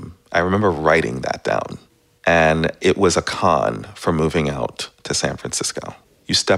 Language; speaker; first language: English; native; English